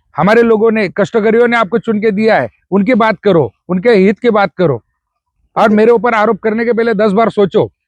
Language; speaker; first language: Hindi; non-native, local second language; Marathi